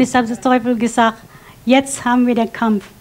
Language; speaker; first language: German; non-native, fluent; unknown